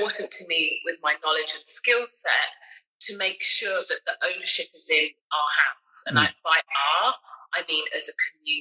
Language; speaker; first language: English; native; English